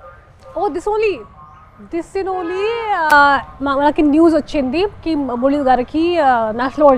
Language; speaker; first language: Telugu; non-native, fluent; Hindi